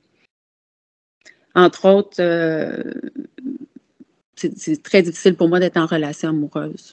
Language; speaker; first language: French; native; French